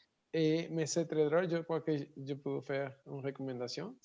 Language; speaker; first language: French; non-native, learner; Spanish